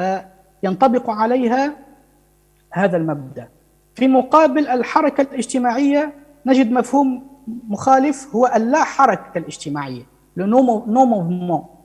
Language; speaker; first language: Arabic; native; Arabic